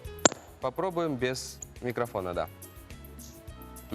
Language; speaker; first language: Russian; native; Russian